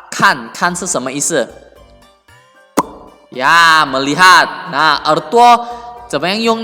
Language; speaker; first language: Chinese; non-native, fluent; Indonesian